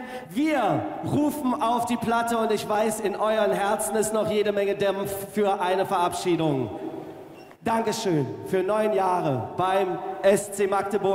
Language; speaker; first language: German; native; German